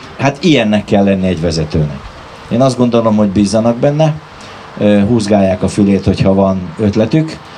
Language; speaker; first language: Hungarian; native; Hungarian